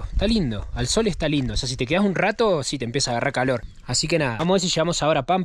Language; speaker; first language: Spanish; native; Spanish